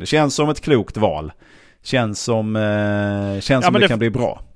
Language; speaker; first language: Swedish; native; Swedish